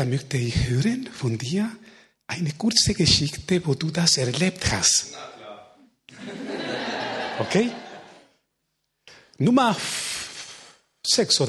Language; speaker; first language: German; non-native, fluent; Spanish